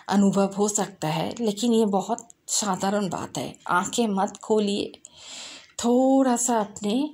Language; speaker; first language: Hindi; non-native, local second language; Bangla